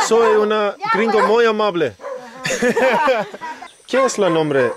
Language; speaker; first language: Spanish; non-native, learner; English